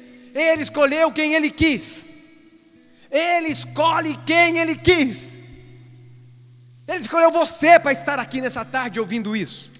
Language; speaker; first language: Portuguese; native; Portuguese